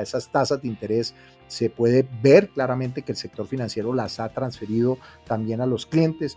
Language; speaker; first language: Spanish; native; Spanish